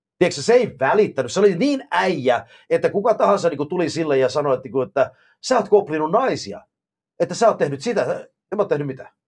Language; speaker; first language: Finnish; early bilingual, heritage; Finnish